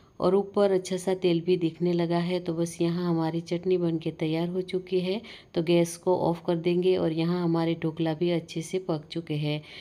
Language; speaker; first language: Hindi; non-native, local second language; Gujarati